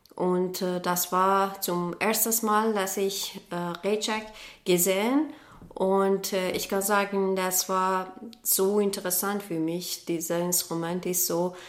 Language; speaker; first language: German; non-native, learner; Persian